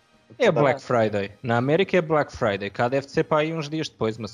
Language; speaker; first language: Portuguese; native; Portuguese